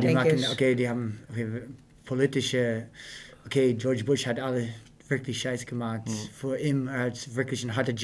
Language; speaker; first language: German; non-native, learner; English